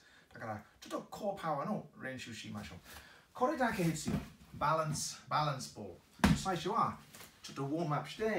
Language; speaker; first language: Japanese; non-native, learner; English